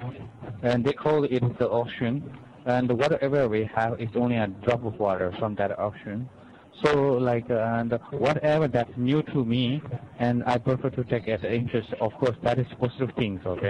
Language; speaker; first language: English; non-native, fluent; Chinese